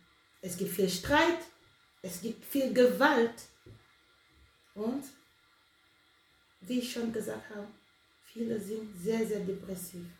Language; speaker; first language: German; non-native, fluent; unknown